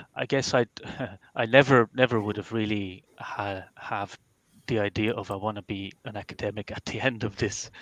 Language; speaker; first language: English; non-native, fluent; Dutch